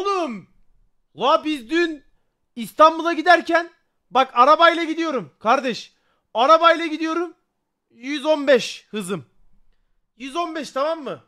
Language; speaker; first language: Turkish; native; Turkish